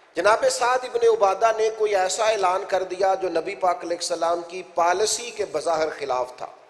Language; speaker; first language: Urdu; non-native, local second language; Punjabi